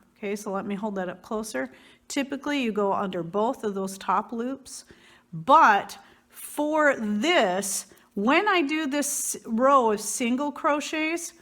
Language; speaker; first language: English; native; English